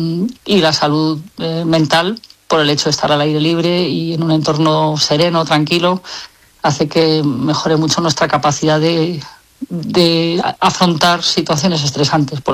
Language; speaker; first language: Spanish; native; Spanish